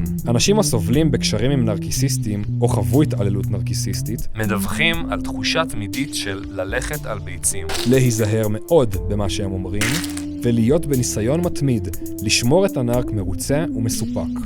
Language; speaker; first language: Hebrew; native; Hebrew